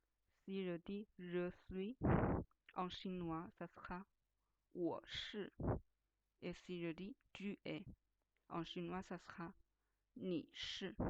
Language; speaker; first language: French; non-native, fluent; Chinese